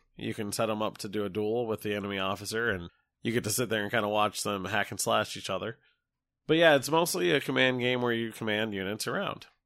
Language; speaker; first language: English; native; English